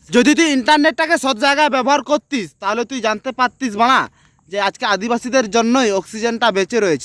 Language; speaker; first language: Bangla; non-native, local second language; Santali